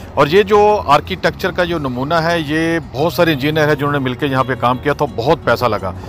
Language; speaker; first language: Urdu; native; Urdu